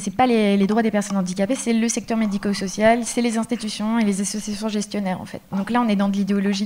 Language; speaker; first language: French; native; French